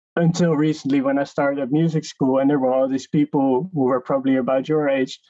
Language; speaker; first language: English; non-native, fluent; Dutch